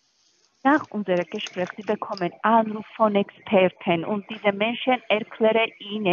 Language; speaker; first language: German; non-native, learner; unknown